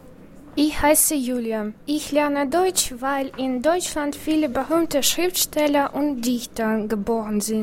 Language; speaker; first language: German; non-native, learner; Russian